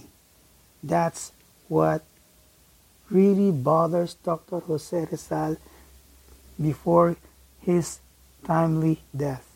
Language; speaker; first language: English; non-native, local second language; Filipino